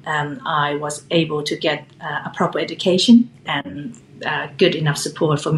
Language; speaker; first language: English; non-native, fluent; Thai